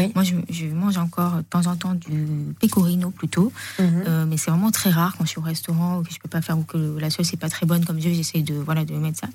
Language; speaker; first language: French; native; French